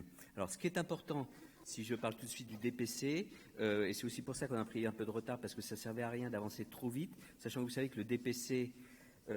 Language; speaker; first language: French; native; French